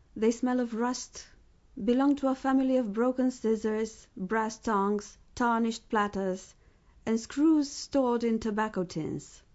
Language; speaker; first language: English; non-native, fluent; Romanian